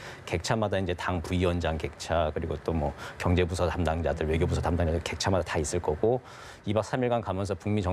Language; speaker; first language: Korean; native; Korean